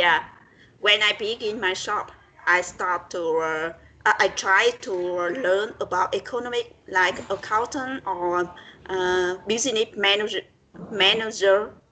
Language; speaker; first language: English; non-native, learner; Vietnamese